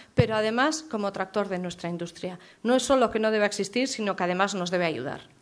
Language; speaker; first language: Spanish; native; Spanish